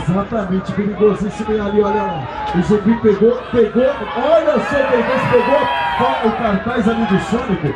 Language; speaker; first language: Portuguese; native; Portuguese